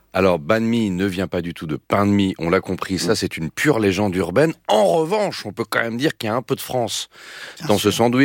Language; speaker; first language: French; native; French